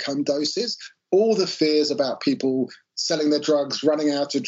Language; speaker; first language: English; native; English